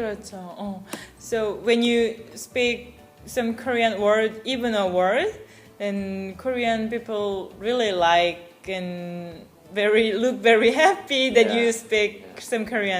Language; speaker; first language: English; non-native, fluent; Korean